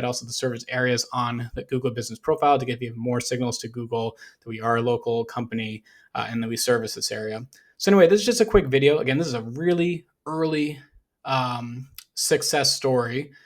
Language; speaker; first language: English; native; English